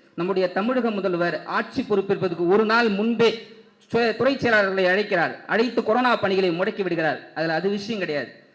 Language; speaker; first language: Tamil; native; Tamil